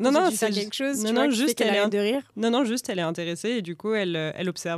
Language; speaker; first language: French; native; French